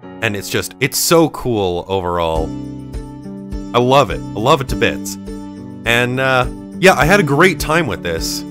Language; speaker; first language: English; native; English